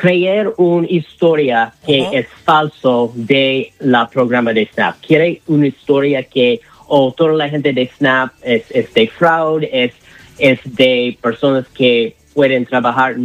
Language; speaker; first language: Spanish; non-native, learner; English